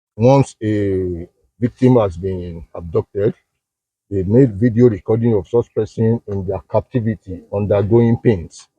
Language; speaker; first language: English; non-native, local second language; Yoruba